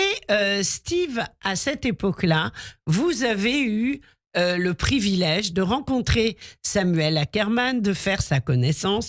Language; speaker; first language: French; native; French